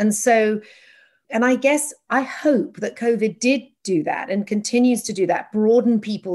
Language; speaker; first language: English; native; English